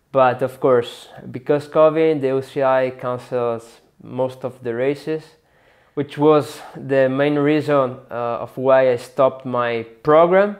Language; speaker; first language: English; non-native, learner; Italian